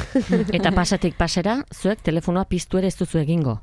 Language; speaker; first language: Basque; native; Basque